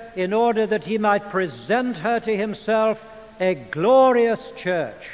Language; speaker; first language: English; native; English